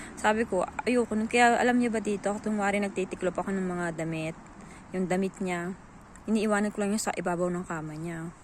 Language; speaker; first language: Filipino; native; Filipino